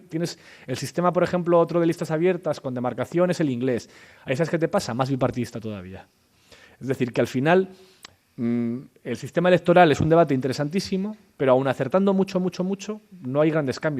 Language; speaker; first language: Spanish; native; Spanish